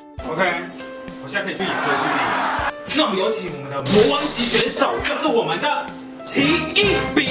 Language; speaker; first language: Chinese; native; Chinese